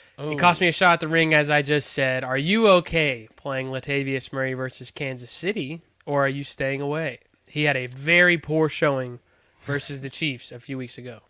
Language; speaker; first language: English; native; English